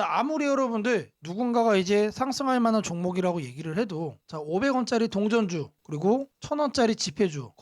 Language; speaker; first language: Korean; native; Korean